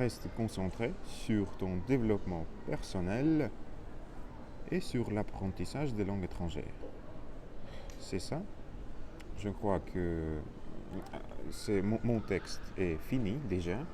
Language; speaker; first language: French; non-native, learner; Russian